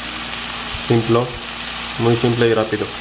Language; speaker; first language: Spanish; non-native, learner; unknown